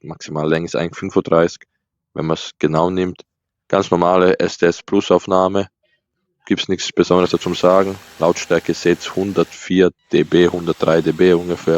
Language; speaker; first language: German; native; German